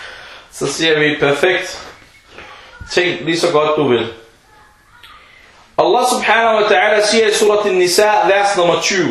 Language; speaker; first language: Danish; early bilingual, other home language; Arabic